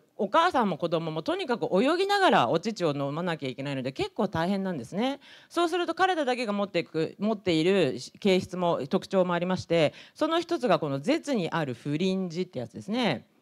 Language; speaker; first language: Japanese; native; Japanese